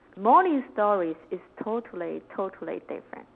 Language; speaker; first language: English; non-native, learner; Chinese